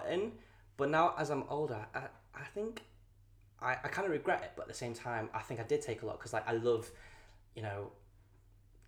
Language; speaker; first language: English; non-native, local second language; Cantonese